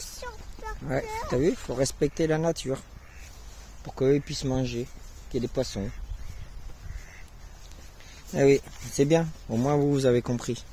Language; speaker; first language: French; native; French